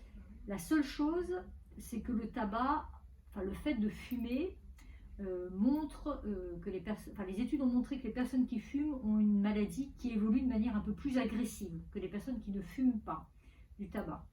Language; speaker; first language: French; native; French